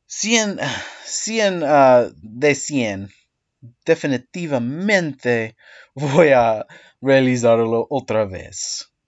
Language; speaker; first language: Spanish; non-native, learner; English